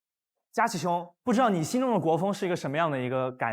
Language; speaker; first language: Chinese; native; Chinese